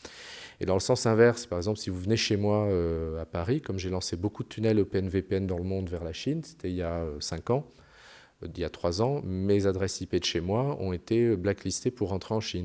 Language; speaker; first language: French; native; French